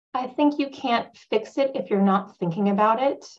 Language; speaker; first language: English; native; English